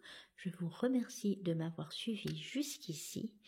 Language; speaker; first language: French; native; French